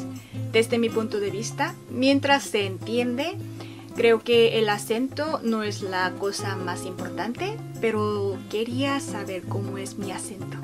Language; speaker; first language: Spanish; non-native, fluent; Korean